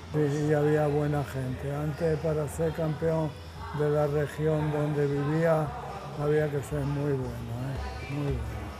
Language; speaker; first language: Spanish; native; Spanish